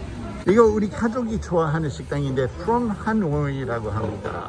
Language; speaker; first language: Korean; non-native, fluent; English